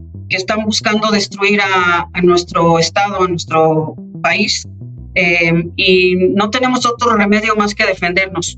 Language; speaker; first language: Spanish; non-native, fluent; Hebrew